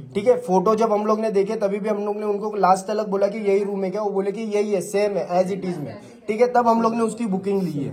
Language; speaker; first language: Hindi; non-native, local second language; Marathi